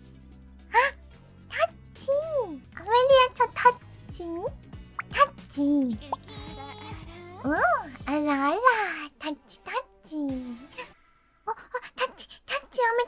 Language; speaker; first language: Japanese; native; Japanese